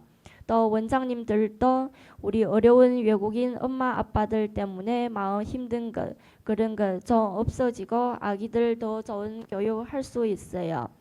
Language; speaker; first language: Korean; non-native, learner; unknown